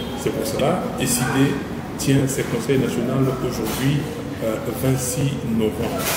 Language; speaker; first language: French; non-native, local second language; Lingala